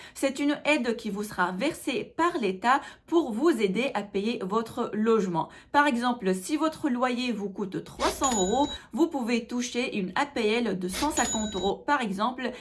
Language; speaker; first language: French; non-native, local second language; Arabic